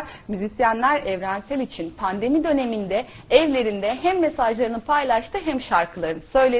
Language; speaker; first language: Turkish; native; Turkish